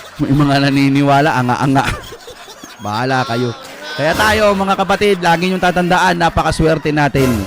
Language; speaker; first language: Filipino; non-native, local second language; Iloko